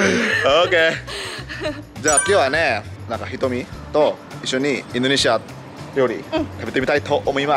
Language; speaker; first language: Japanese; non-native, fluent; Indonesian